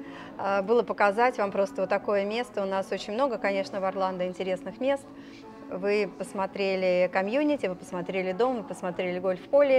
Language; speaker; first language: Russian; native; Russian